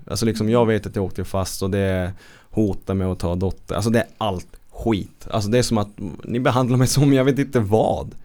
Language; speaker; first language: Swedish; native; Swedish